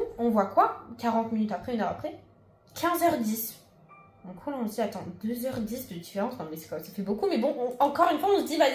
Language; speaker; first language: French; native; French